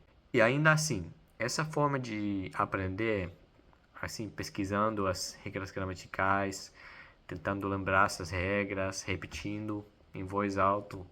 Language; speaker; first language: Portuguese; non-native, fluent; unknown